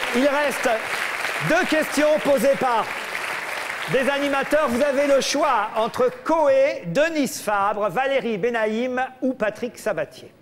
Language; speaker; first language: French; native; French